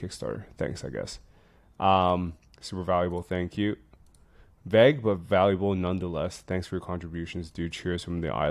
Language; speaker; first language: English; native; English